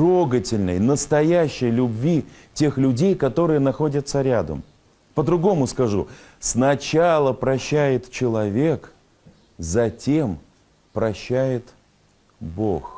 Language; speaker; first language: Russian; native; Russian